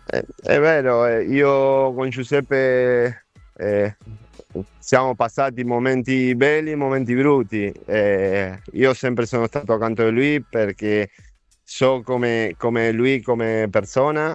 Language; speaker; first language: Italian; non-native, fluent; Spanish